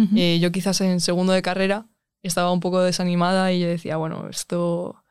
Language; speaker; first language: Spanish; native; Spanish